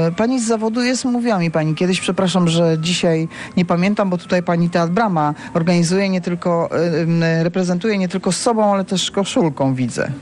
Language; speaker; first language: Polish; native; Polish